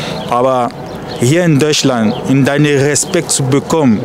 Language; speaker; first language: German; non-native, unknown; French